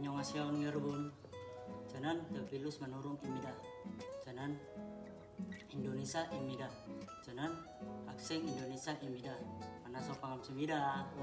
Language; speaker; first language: Korean; non-native, learner; Indonesian